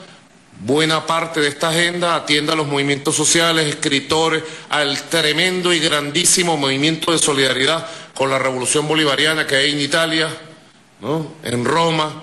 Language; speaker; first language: Spanish; native; Spanish